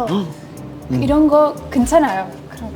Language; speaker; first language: Korean; non-native, learner; Spanish